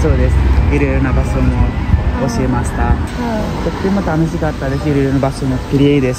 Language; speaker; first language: Japanese; non-native, learner; Nepali